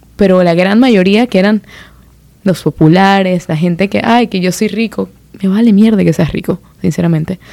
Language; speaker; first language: Spanish; native; Spanish